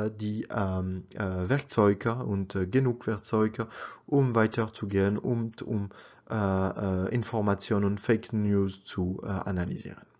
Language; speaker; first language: German; non-native, learner; French